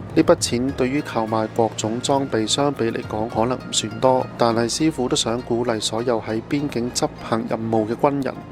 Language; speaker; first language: Cantonese; non-native, fluent; Thai